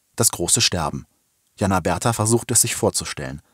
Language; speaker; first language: German; native; German